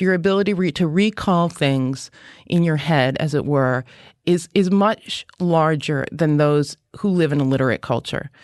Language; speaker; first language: English; native; English